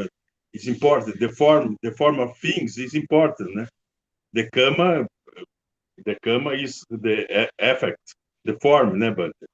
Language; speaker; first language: English; non-native, learner; Portuguese